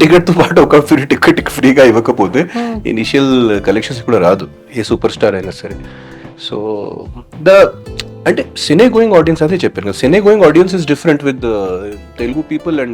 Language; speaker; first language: Telugu; non-native, fluent; Hindi